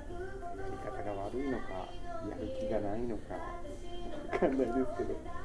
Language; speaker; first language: Japanese; native; Japanese